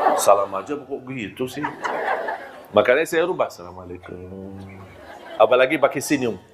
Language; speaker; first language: Malay; non-native, fluent; Arabic